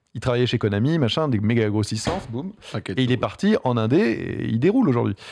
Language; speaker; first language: French; native; French